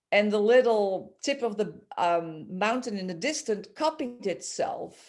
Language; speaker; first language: English; non-native, fluent; Dutch